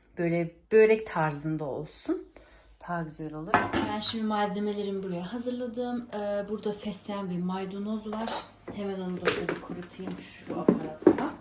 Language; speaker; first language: Turkish; early bilingual, heritage; Turkish